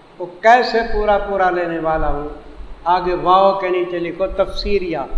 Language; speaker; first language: Urdu; non-native, local second language; Saraiki